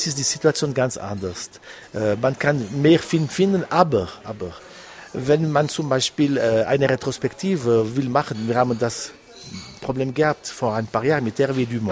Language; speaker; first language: German; non-native, local second language; French